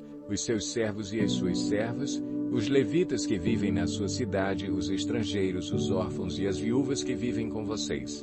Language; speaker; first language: Portuguese; native; Portuguese